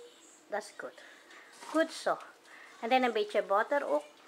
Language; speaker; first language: Dutch; non-native, learner; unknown